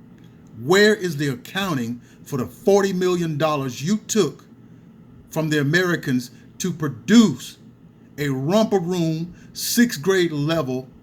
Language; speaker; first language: English; native; English